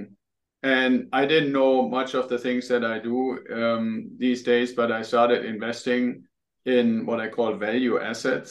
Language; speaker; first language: English; non-native, fluent; German